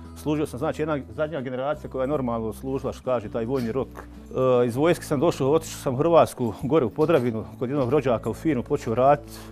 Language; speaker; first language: Serbian; native; Serbian